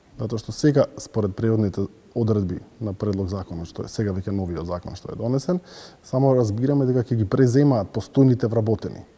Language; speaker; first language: Macedonian; native; Macedonian